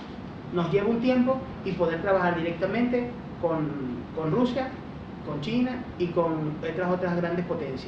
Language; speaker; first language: Spanish; native; Spanish